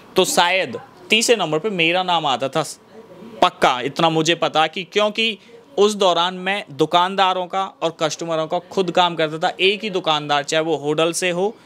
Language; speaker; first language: Hindi; native; Hindi